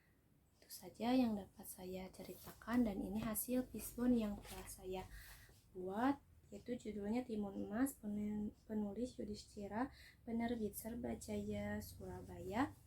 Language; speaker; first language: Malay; non-native, local second language; Sundanese